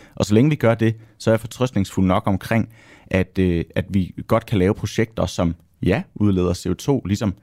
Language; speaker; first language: Danish; native; Danish